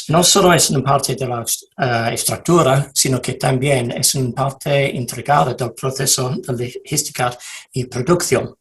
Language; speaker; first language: Spanish; non-native, fluent; English